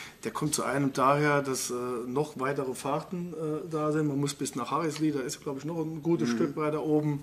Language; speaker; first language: German; native; German